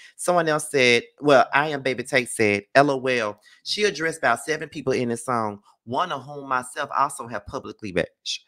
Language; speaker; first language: English; native; English